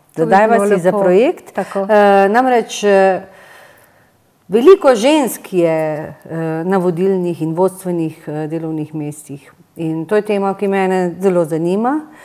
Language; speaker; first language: Slovenian; native; Slovenian